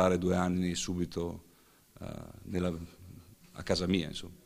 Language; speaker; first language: Italian; native; Italian